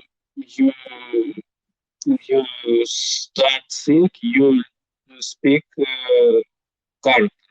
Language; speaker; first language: English; non-native, learner; Belarusian